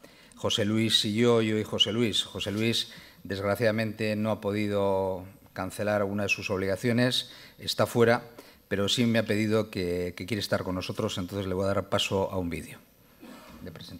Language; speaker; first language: Spanish; native; Spanish